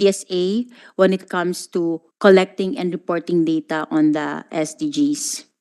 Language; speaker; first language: English; non-native, local second language; Filipino